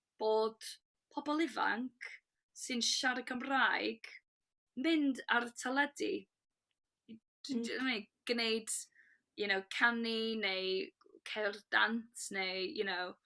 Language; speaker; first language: Welsh; non-native, local second language; English